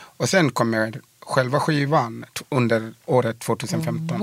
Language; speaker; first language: Swedish; early bilingual, other home language; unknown